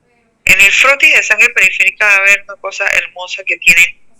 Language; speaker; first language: Spanish; native; Spanish